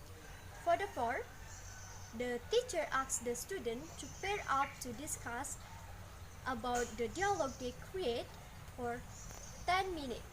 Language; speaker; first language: English; non-native, learner; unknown